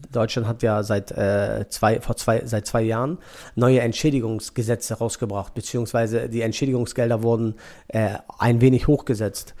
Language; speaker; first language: German; early bilingual, other home language; Turkish